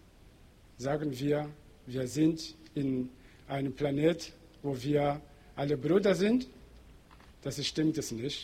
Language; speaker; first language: German; non-native, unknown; Portuguese